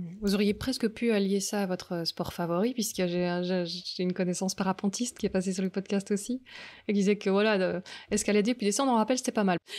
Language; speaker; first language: French; native; French